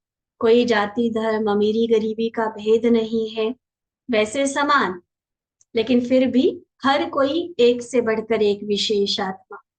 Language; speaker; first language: Hindi; native; Hindi